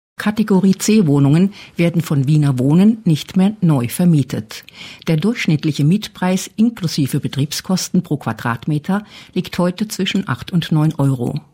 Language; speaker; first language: German; native; German